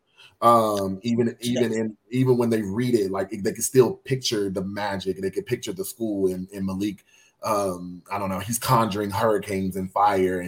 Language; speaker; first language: English; native; English